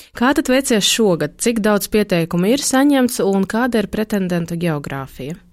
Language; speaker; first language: Latvian; native; Latvian